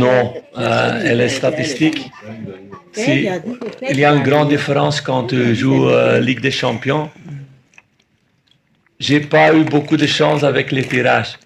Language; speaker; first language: French; non-native, fluent; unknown